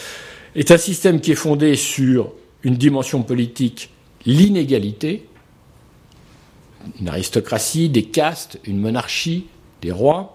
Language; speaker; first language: French; native; French